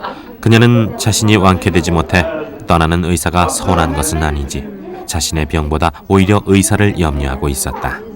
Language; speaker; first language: Korean; native; Korean